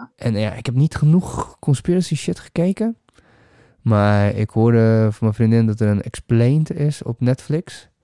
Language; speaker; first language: Dutch; native; Dutch